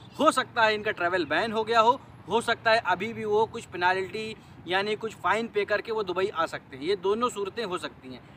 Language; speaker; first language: Hindi; native; Hindi